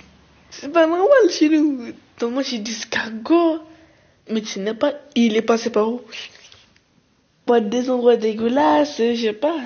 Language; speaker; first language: French; early bilingual, other home language; Arabic